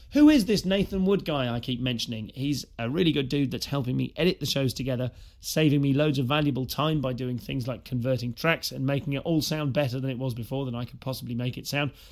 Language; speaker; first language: English; native; English